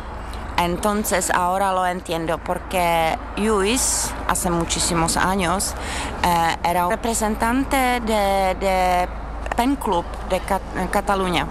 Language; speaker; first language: Spanish; non-native, fluent; Czech